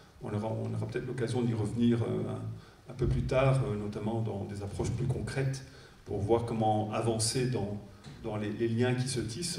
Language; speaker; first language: French; native; French